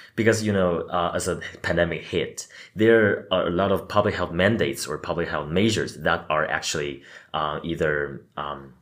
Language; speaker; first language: English; non-native, fluent; Chinese